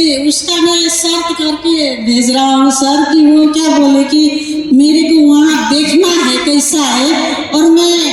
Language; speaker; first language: Hindi; non-native, learner; Nepali